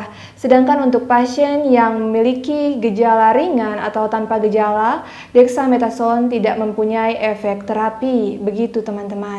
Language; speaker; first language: Indonesian; native; Indonesian